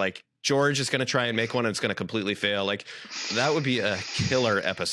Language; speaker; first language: English; native; English